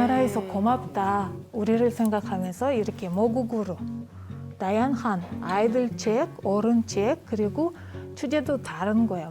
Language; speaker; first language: Korean; non-native, learner; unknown